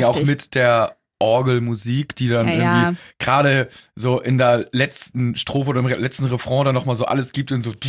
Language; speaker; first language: German; native; German